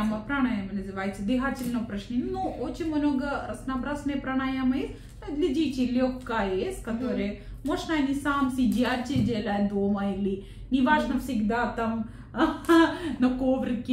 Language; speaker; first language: Russian; non-native, learner; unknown